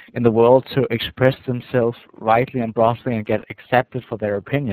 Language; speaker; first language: English; non-native, fluent; Danish